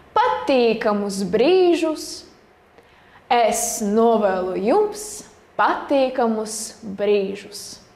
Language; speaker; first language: Latvian; non-native, local second language; Russian